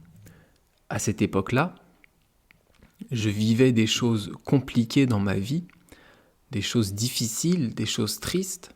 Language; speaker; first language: French; native; French